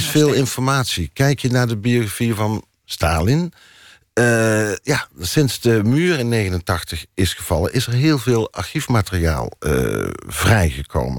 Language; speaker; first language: Dutch; native; Dutch